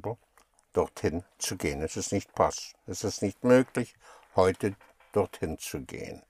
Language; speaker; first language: German; non-native, fluent; English